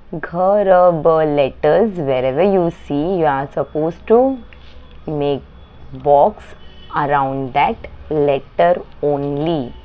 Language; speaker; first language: English; non-native, local second language; Marathi